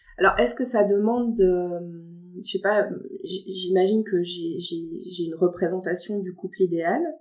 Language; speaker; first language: French; native; French